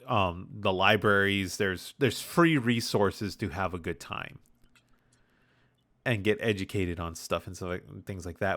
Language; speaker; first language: English; native; English